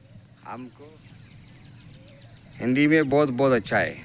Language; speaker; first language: Hindi; non-native, learner; Oromo